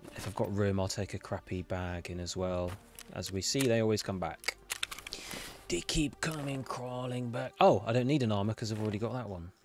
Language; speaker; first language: English; native; English